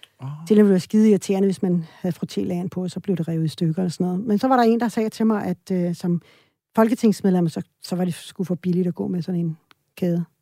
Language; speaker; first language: Danish; early bilingual, other home language; Swedish